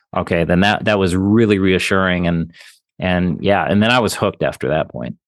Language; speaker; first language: English; native; English